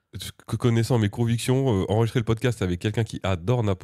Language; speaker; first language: French; native; French